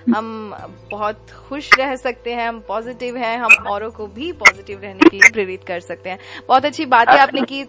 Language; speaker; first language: Hindi; non-native, local second language; Punjabi